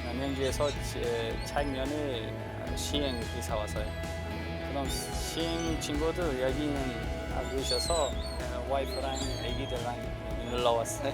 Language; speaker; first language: Korean; non-native, learner; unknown